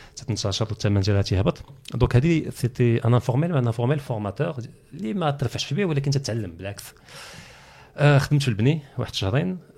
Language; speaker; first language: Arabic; native; Arabic